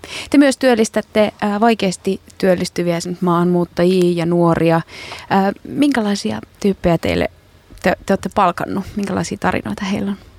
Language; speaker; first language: Finnish; native; Finnish